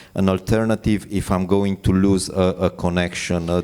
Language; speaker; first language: English; non-native, fluent; Romanian